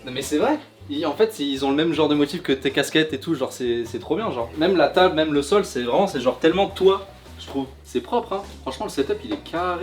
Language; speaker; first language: French; native; French